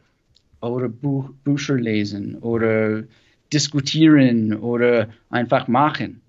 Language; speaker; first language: German; non-native, learner; English